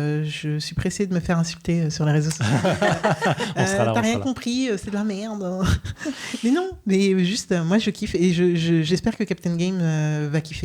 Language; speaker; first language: French; native; French